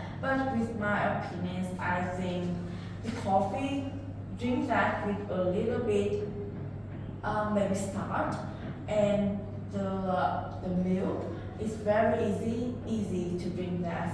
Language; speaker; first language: English; non-native, learner; Vietnamese